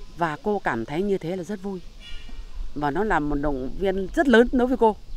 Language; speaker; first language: Vietnamese; non-native, local second language; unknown